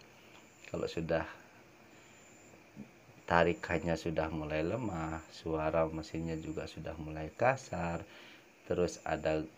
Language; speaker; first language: Indonesian; native; Indonesian